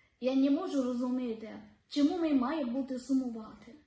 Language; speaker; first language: Ukrainian; non-native, learner; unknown